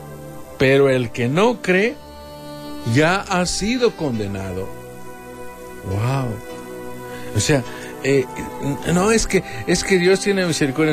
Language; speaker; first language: Spanish; native; Spanish